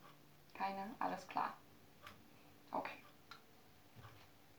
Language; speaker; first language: German; non-native, learner; Chinese